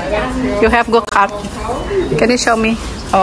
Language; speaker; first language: English; non-native, learner; Indonesian